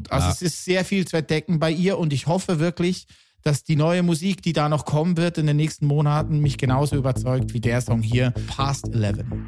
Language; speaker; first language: German; native; German